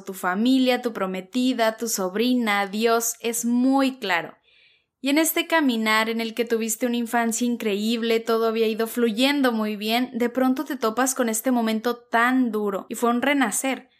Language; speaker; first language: Spanish; native; Spanish